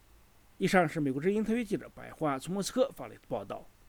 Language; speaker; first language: Chinese; native; Chinese